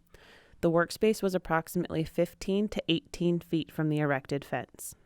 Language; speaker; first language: English; native; English